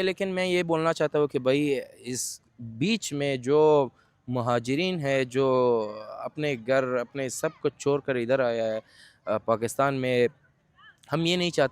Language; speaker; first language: Hindi; non-native, fluent; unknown